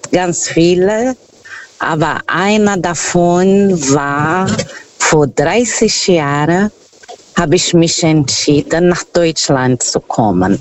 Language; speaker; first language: German; non-native, fluent; Portuguese